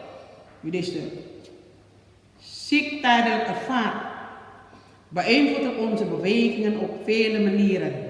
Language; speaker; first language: Dutch; non-native, learner; Indonesian